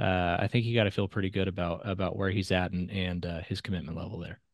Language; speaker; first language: English; native; English